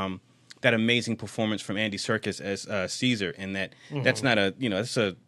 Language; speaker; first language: English; native; English